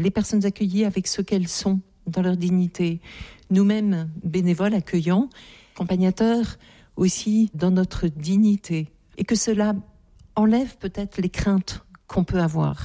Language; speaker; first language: French; native; French